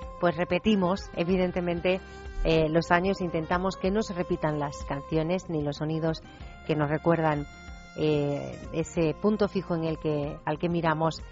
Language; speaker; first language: Spanish; native; Spanish